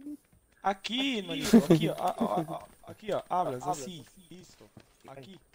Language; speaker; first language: Spanish; non-native, learner; Portuguese